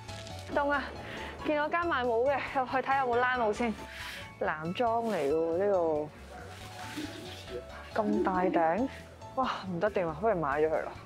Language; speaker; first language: Cantonese; native; Cantonese